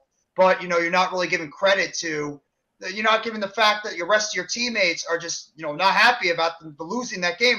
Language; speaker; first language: English; native; English